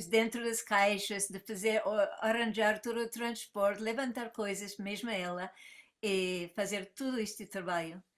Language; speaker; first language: Portuguese; non-native, fluent; English